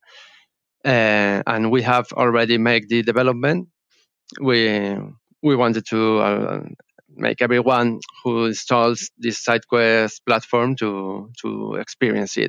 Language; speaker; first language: English; non-native, learner; Spanish